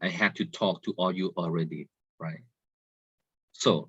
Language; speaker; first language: English; non-native, learner; Thai